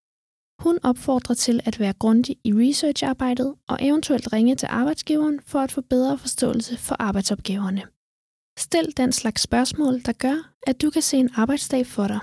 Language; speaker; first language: Danish; native; Danish